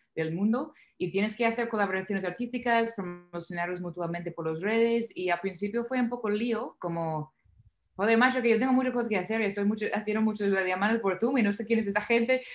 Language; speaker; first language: Spanish; non-native, fluent; English